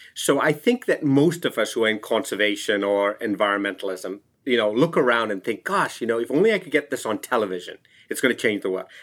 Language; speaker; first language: English; non-native, local second language; Tamil